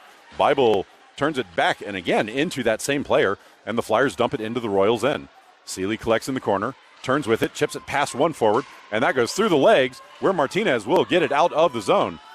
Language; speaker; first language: English; native; English